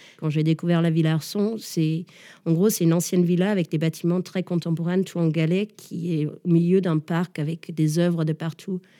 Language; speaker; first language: French; early bilingual, other home language; Danish